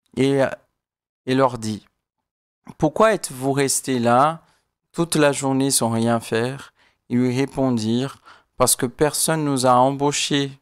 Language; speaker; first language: French; non-native, fluent; Portuguese